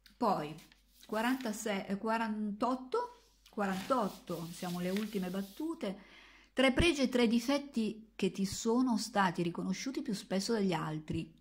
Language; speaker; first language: Italian; native; Italian